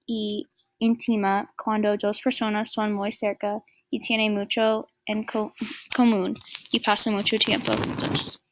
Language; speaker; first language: Spanish; non-native, learner; English